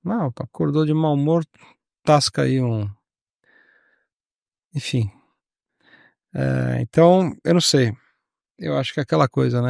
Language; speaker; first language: Portuguese; native; Portuguese